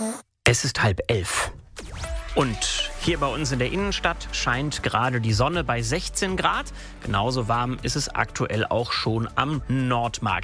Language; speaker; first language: German; native; German